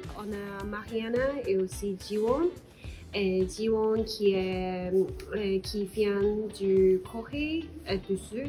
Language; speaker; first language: French; non-native, learner; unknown